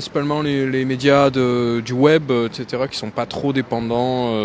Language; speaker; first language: French; native; French